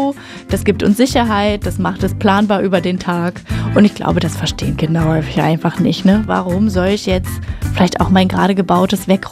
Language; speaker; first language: German; native; German